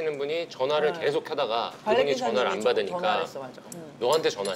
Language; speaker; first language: Korean; native; Korean